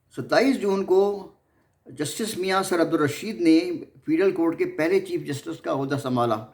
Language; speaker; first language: Urdu; native; Urdu